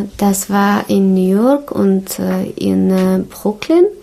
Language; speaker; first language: German; non-native, learner; Russian